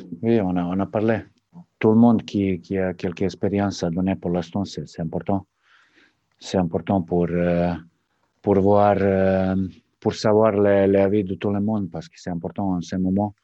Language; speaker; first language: French; non-native, learner; Serbian